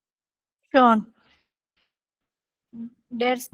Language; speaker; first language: German; non-native, learner; Hindi